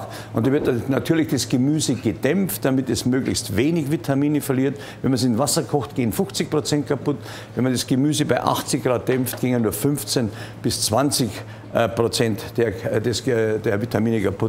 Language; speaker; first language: German; native; German